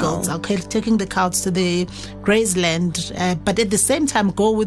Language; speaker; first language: English; non-native, local second language; Zulu